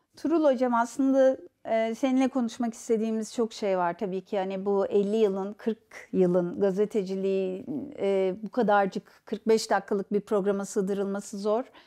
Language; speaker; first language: Turkish; native; Turkish